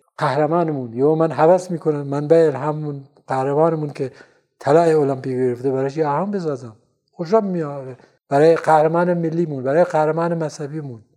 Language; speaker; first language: Persian; non-native, local second language; Central Kurdish